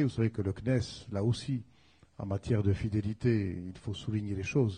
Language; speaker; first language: French; native; French